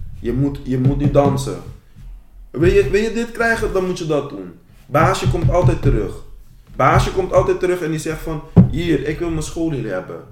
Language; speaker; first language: Dutch; non-native, local second language; Papiamento